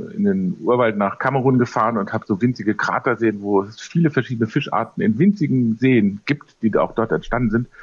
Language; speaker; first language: German; native; German